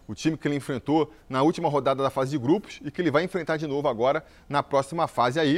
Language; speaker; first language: Portuguese; native; Portuguese